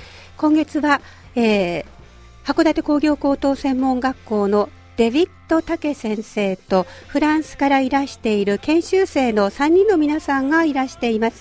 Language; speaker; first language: Japanese; native; Japanese